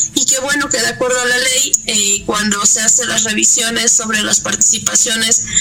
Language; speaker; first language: Spanish; native; Spanish